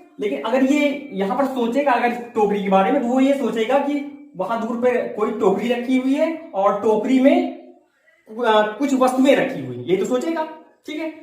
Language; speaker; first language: Hindi; native; Hindi